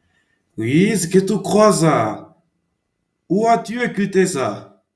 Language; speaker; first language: French; non-native, learner; Spanish